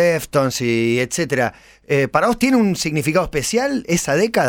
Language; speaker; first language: Spanish; native; Spanish